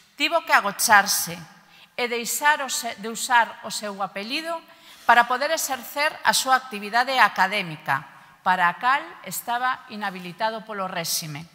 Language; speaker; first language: Galician; native; Galician